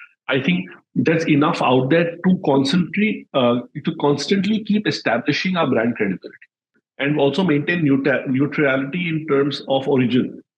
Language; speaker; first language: English; non-native, local second language; Hindi